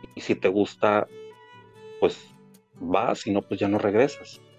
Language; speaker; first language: Spanish; native; Spanish